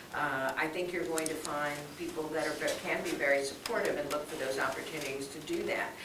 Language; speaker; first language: English; native; English